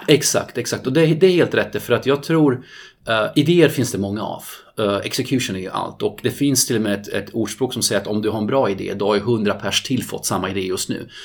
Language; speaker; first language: Swedish; non-native, fluent; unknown